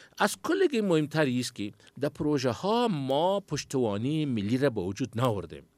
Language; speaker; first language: Persian; native; Persian